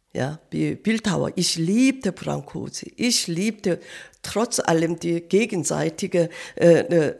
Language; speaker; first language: German; non-native, fluent; Korean